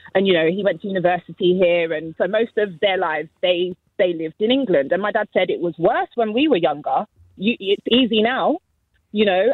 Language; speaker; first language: English; native; English